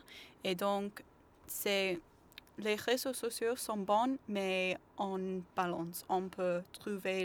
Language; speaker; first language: French; non-native, learner; English